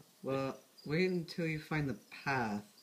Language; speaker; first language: English; native; English